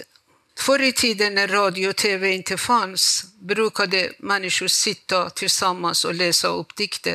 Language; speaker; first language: Swedish; non-native, fluent; Persian